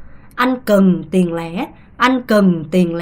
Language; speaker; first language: Vietnamese; non-native, fluent; Korean